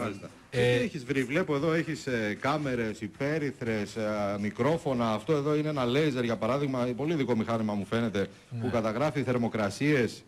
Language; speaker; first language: Greek; native; Greek